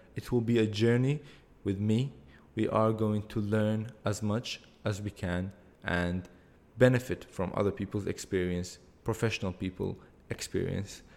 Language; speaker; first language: English; non-native, fluent; Kurdish